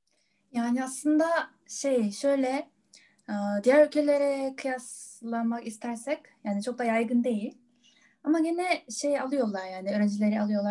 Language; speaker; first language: Turkish; non-native, fluent; Korean